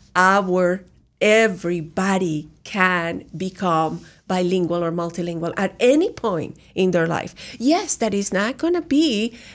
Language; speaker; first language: English; non-native, fluent; Spanish